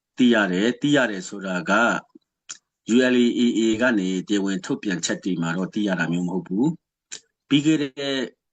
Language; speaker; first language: Burmese; non-native, local second language; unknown